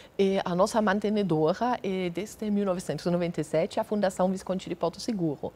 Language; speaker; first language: Portuguese; non-native, fluent; German